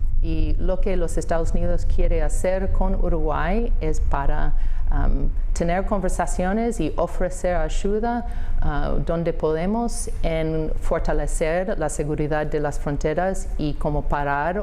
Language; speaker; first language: Spanish; non-native, fluent; English